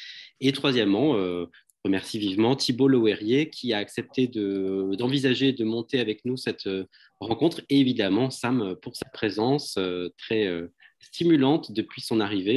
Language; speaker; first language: French; native; French